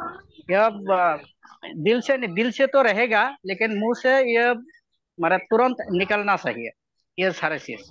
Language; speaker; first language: Hindi; non-native, local second language; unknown